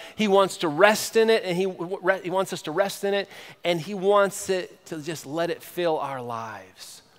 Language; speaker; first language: English; native; English